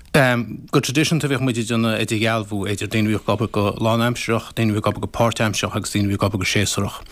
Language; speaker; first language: Irish; native; Irish